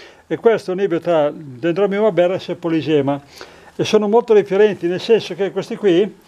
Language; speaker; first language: Italian; native; Italian